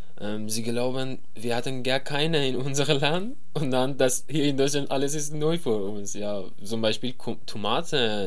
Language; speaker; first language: German; non-native, learner; Persian